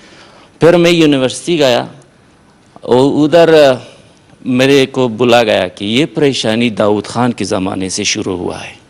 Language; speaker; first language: Hindi; non-native, fluent; Persian